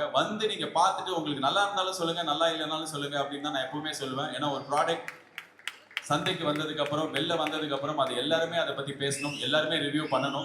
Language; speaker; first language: Tamil; native; Tamil